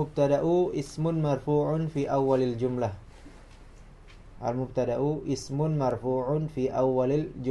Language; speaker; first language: Arabic; non-native, fluent; Indonesian